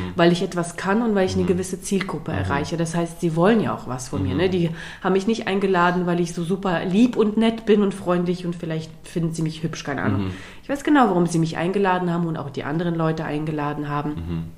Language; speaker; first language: German; early bilingual, other home language; Russian